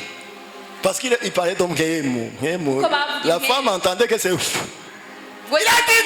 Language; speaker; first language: French; non-native, local second language; Rundi